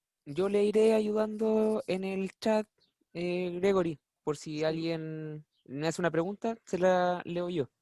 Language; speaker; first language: Spanish; native; Spanish